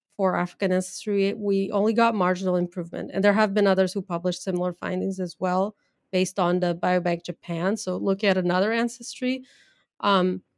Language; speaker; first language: English; non-native, fluent; Portuguese